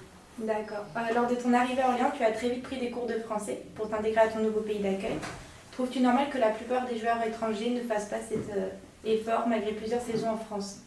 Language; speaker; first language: French; native; French